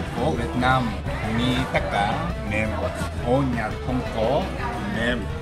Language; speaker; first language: Vietnamese; non-native, learner; Japanese